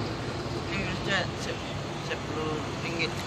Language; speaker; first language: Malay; non-native, learner; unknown